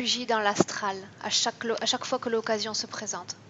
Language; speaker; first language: French; native; French